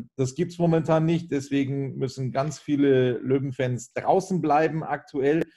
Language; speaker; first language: German; native; German